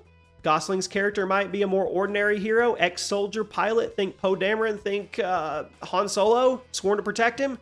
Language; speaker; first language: English; native; English